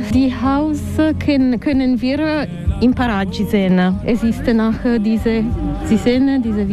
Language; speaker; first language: German; non-native, learner; Italian